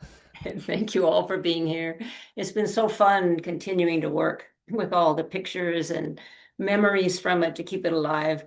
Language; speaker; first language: English; native; English